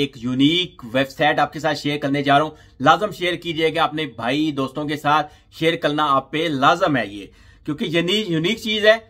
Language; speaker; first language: Hindi; native; Hindi